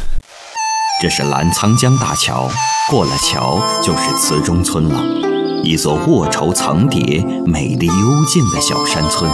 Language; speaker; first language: Chinese; native; Chinese